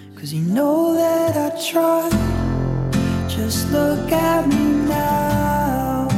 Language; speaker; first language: English; native; English